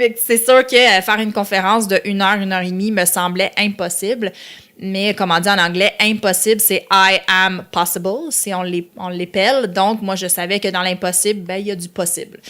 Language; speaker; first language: French; non-native, local second language; Italian